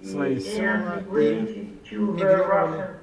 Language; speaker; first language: Russian; non-native, local second language; Azerbaijani